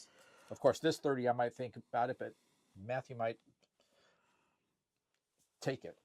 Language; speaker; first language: English; native; English